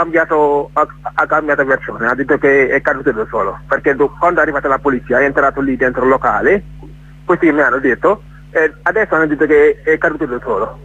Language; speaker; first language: Italian; non-native, fluent; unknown